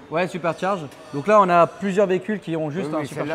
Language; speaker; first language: French; native; French